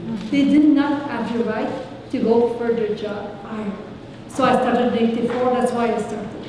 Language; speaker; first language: English; non-native, fluent; French